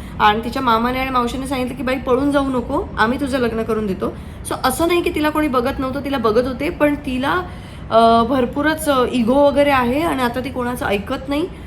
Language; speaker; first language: Marathi; native; Marathi